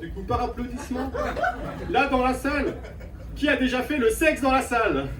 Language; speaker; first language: French; native; French